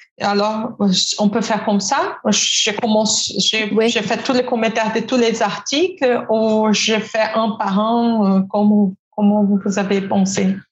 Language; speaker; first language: French; non-native, fluent; Portuguese